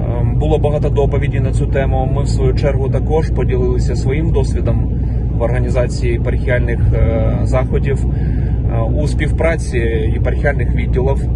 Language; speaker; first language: Ukrainian; non-native, local second language; Russian